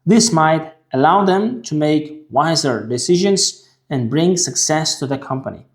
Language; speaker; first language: English; non-native, fluent; Uzbek